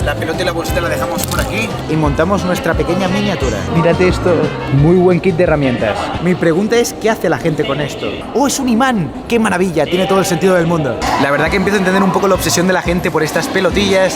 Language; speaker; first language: Spanish; native; Spanish